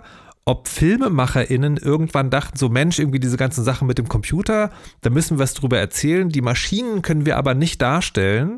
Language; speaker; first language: German; native; German